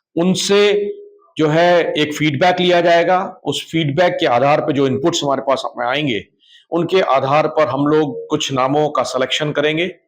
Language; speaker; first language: Hindi; native; Hindi